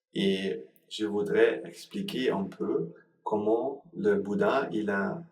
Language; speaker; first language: French; non-native, learner; Sinhala